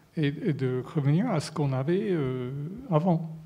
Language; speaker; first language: French; non-native, fluent; English